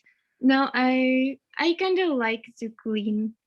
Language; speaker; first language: English; non-native, learner; Czech